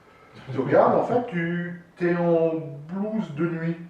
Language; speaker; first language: French; native; French